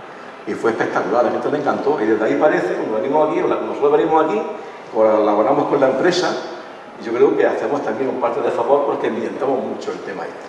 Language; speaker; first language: Spanish; native; Spanish